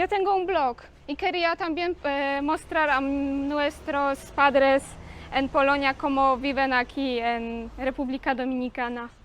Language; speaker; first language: Spanish; non-native, learner; Polish